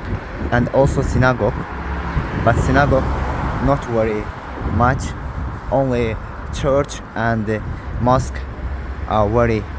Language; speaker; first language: English; non-native, learner; Azerbaijani